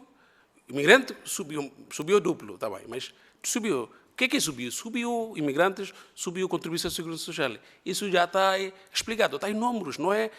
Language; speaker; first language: Portuguese; non-native, learner; Bangla